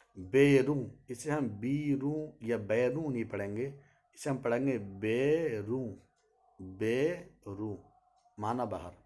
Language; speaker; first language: Urdu; native; Urdu